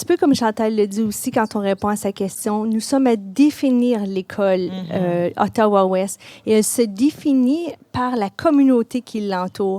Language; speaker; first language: French; native; French